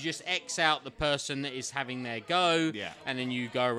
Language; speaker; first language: English; native; English